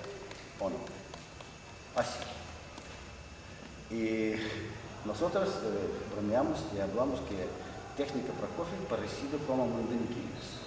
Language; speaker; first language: Spanish; non-native, learner; Russian